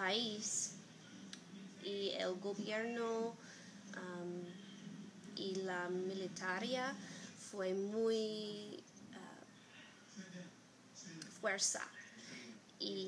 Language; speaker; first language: Spanish; non-native, learner; English